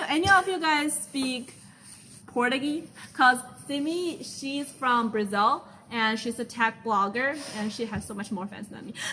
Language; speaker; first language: English; non-native, fluent; Chinese